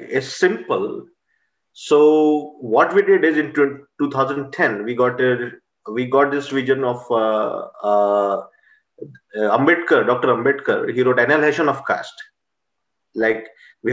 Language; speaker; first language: English; non-native, local second language; Marathi